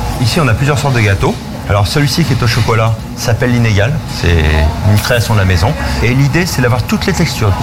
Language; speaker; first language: French; native; French